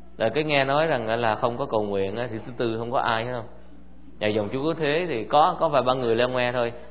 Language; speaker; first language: Vietnamese; early bilingual, heritage; Vietnamese